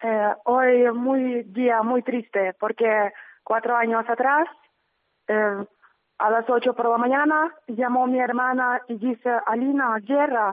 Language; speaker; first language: Spanish; non-native, learner; Ukrainian